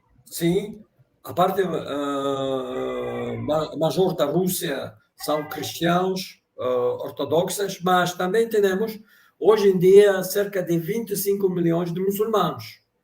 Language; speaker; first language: Portuguese; non-native, fluent; Russian